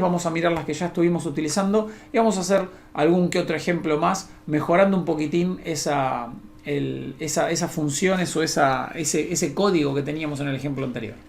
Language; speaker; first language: Spanish; native; Spanish